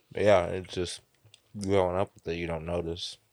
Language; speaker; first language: English; native; English